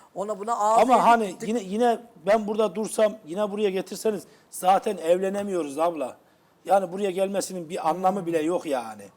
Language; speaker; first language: Turkish; native; Turkish